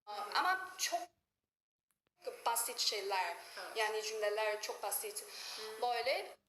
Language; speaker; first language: Turkish; non-native, learner; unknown